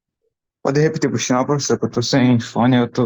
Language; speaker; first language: Portuguese; native; Portuguese